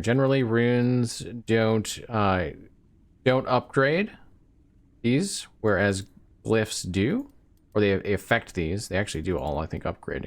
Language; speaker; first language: English; native; English